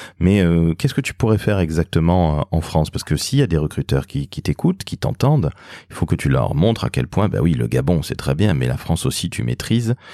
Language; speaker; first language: French; native; French